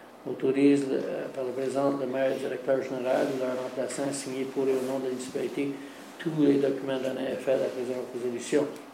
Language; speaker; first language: French; native; French